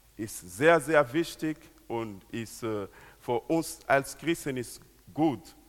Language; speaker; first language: German; non-native, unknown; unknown